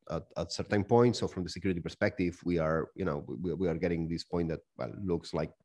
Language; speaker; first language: English; non-native, fluent; Spanish